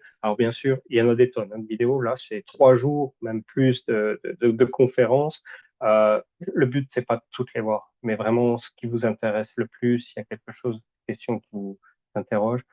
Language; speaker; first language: French; native; French